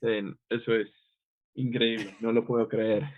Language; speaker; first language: Spanish; non-native, fluent; English